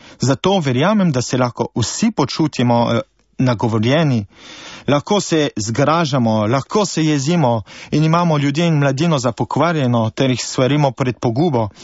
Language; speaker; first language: Slovenian; native; Slovenian